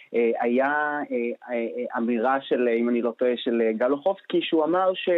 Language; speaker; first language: Hebrew; native; Hebrew